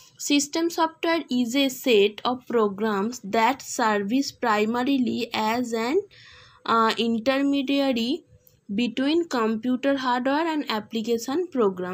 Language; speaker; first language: English; non-native, local second language; Bangla